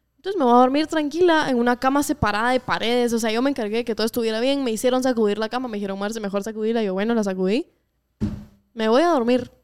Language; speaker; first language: Spanish; native; Spanish